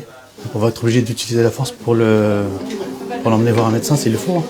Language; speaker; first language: French; native; French